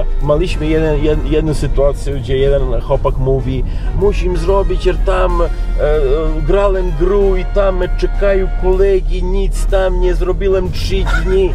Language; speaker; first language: Polish; non-native, learner; Serbian